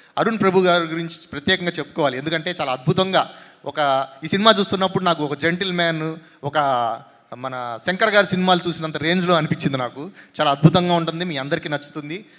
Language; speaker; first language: Telugu; native; Telugu